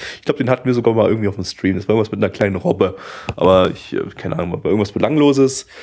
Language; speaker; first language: German; early bilingual, other home language; Russian